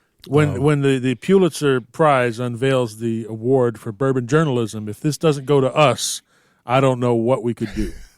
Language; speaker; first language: English; native; English